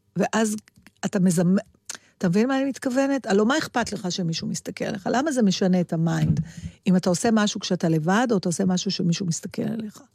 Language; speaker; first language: Hebrew; native; Hebrew